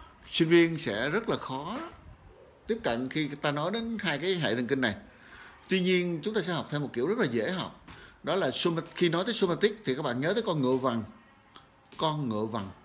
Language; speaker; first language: Vietnamese; native; Vietnamese